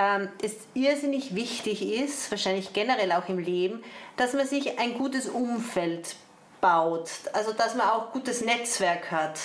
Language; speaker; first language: German; native; German